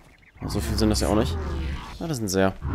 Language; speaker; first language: German; native; German